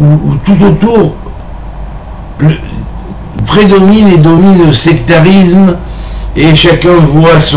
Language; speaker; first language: French; native; French